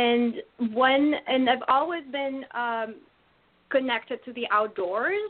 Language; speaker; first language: English; non-native, fluent; French